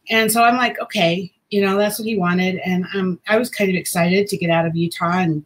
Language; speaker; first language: English; native; English